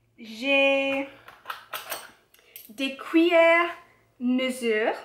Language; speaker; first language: French; non-native, learner; English